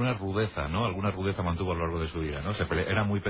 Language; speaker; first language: Spanish; native; Spanish